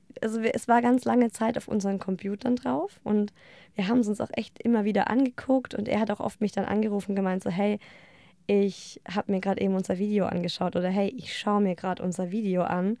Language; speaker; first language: German; native; German